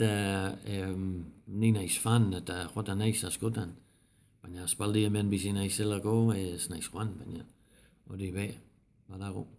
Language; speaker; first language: Basque; non-native, learner; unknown